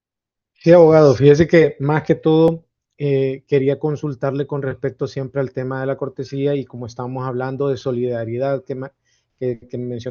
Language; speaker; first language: Spanish; native; Spanish